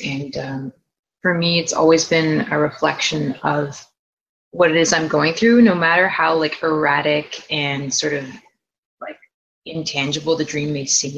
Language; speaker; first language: English; native; English